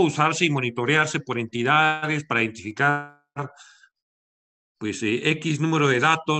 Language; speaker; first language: Spanish; native; Spanish